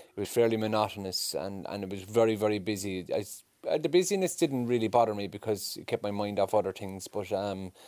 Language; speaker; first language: English; native; English